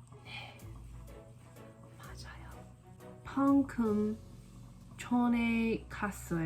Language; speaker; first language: Korean; non-native, learner; English